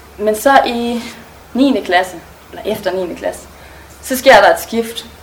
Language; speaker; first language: Danish; non-native, local second language; German